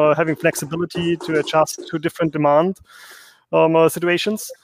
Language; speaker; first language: English; non-native, fluent; German